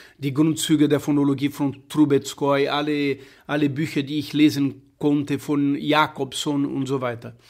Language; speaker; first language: German; non-native, fluent; Portuguese